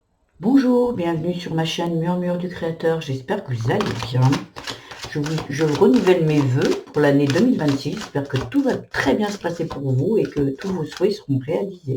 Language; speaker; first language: French; native; French